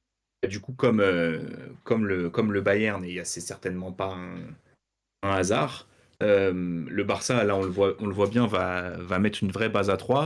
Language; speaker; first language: French; native; French